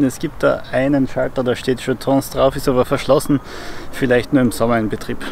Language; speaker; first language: German; native; German